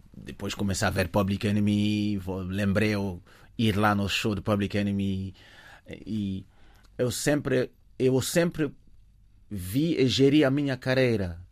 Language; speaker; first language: Portuguese; non-native, fluent; French